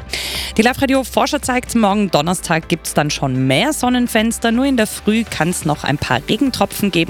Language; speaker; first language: German; native; German